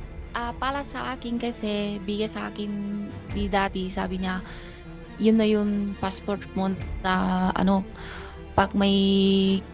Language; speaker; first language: Filipino; non-native, learner; Chinese